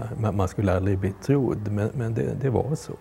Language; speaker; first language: Swedish; native; Swedish